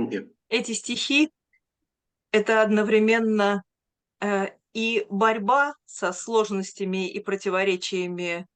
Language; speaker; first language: Russian; native; Russian